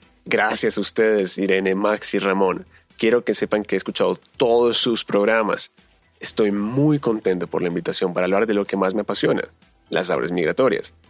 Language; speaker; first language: Spanish; native; Spanish